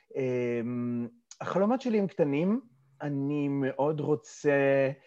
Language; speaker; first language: Hebrew; early bilingual, other home language; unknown